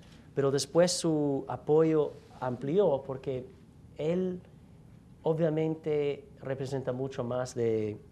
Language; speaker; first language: Spanish; non-native, fluent; English